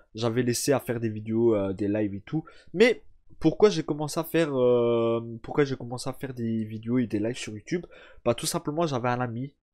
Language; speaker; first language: French; early bilingual, other home language; Turkish